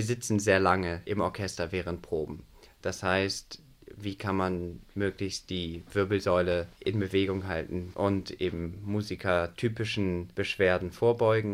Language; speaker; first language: German; native; German